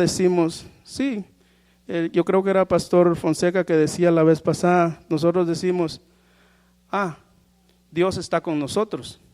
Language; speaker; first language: Spanish; native; Spanish